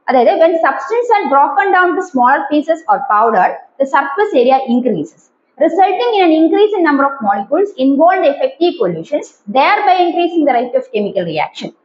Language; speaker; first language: English; non-native, local second language; Malayalam